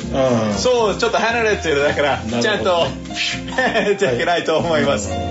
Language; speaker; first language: Japanese; non-native, fluent; English